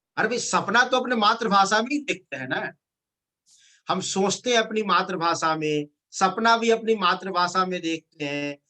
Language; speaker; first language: Hindi; non-native, local second language; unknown